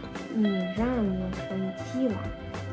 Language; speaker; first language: Chinese; non-native, learner; Russian